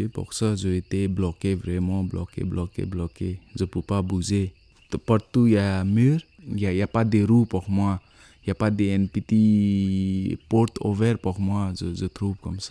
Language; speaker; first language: French; non-native, learner; Nepali